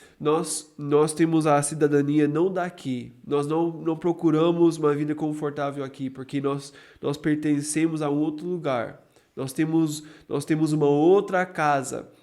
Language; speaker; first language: Portuguese; non-native, fluent; English